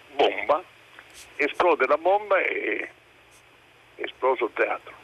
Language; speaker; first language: Italian; native; Italian